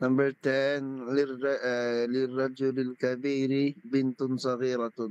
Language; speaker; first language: Arabic; non-native, learner; Filipino